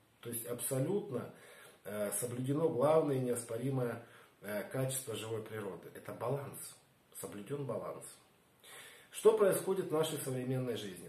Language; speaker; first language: Russian; native; Russian